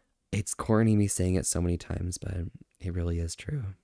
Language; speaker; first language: English; native; English